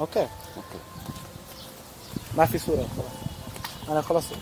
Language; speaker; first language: Arabic; non-native, learner; English